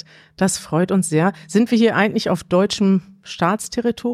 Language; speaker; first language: German; native; German